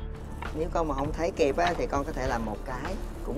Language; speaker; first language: Vietnamese; native; Vietnamese